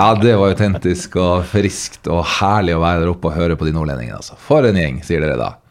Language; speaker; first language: Norwegian; native; Norwegian